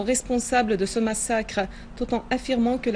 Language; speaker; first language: French; non-native, fluent; Arabic